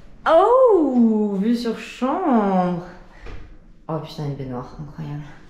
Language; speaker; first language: French; native; French